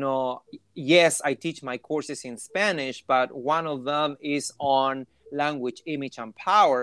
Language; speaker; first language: English; non-native, fluent; Spanish